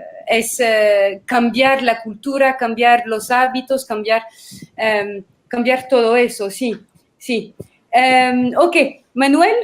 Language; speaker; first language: Spanish; non-native, fluent; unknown